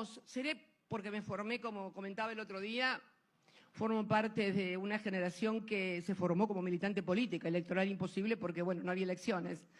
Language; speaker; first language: Spanish; native; Spanish